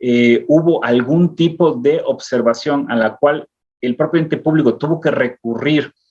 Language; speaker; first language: Spanish; native; Spanish